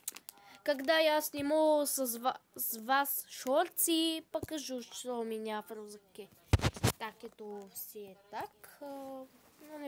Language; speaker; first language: Russian; non-native, learner; Bulgarian